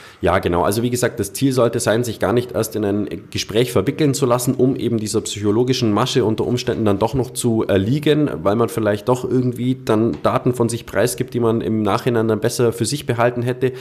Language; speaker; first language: German; native; German